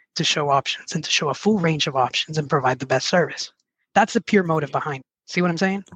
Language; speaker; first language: English; early bilingual, other home language; Spanish